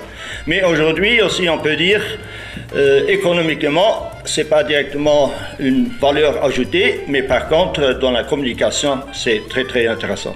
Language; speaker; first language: French; non-native, local second language; Luxembourgish